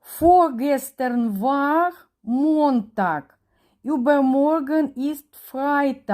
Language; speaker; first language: German; non-native, fluent; Ukrainian